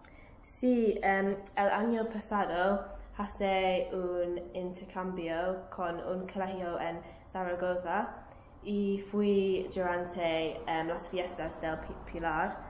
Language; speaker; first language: Spanish; non-native, learner; English